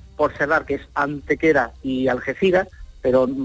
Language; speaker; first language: Spanish; native; Spanish